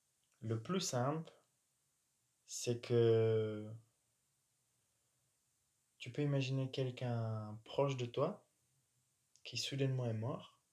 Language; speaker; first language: French; non-native, fluent; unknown